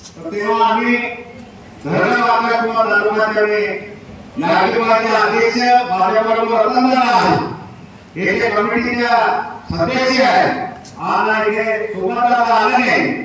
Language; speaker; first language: Marathi; non-native, local second language; Bhili